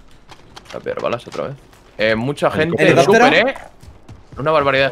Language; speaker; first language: Spanish; native; Spanish